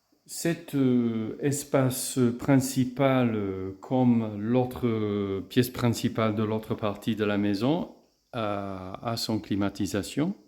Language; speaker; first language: French; non-native, fluent; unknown